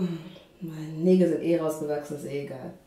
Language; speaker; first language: German; non-native, fluent; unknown